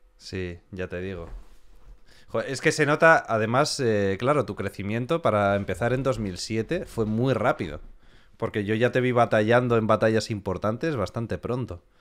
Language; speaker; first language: Spanish; native; Spanish